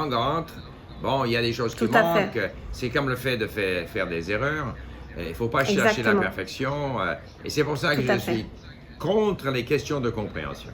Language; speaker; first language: French; non-native, fluent; English